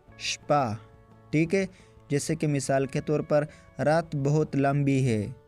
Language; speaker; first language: Urdu; non-native, local second language; Pashto